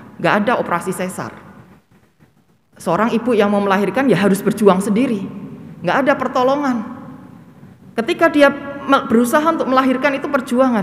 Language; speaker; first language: Indonesian; native; Indonesian